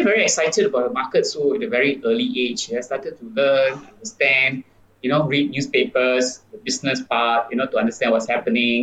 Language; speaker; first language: English; non-native, local second language; Tamil